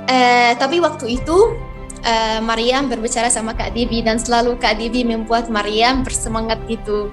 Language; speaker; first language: Indonesian; non-native, fluent; Arabic